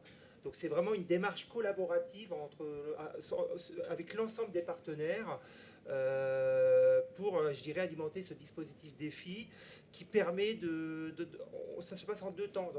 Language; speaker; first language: French; native; French